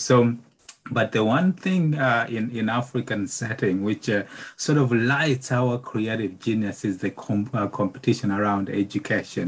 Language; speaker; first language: English; non-native, local second language; Nyanja